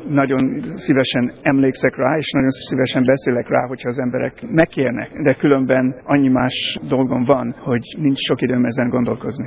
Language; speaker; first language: Hungarian; native; Hungarian